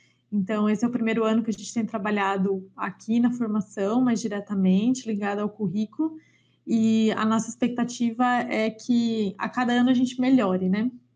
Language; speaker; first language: Portuguese; native; Portuguese